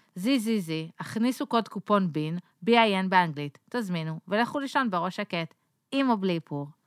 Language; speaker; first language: Hebrew; native; Hebrew